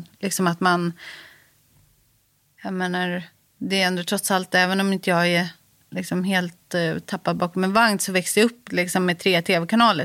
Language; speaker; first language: Swedish; native; Swedish